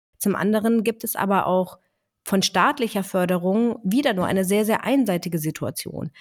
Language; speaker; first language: German; early bilingual, other home language; Greek